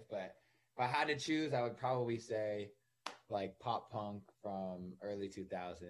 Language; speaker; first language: English; native; English